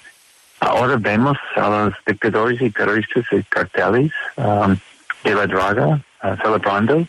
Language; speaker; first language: Spanish; non-native, learner; English